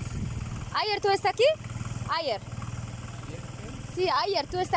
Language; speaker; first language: Spanish; non-native, learner; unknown